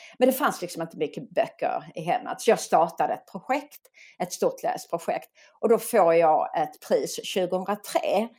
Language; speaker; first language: Swedish; native; Swedish